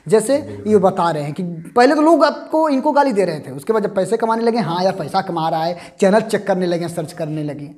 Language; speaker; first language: Hindi; native; Hindi